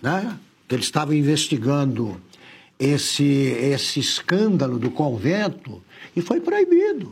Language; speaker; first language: Portuguese; native; Portuguese